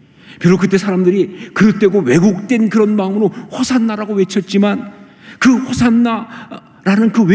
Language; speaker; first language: Korean; native; Korean